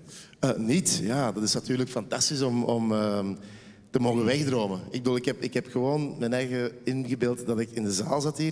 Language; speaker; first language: Dutch; native; Dutch